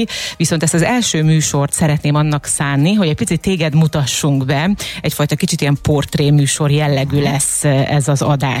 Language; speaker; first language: Hungarian; native; Hungarian